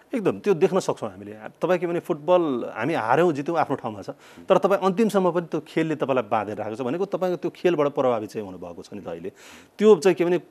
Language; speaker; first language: Nepali; native; Nepali